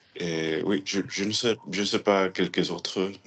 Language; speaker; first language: French; non-native, learner; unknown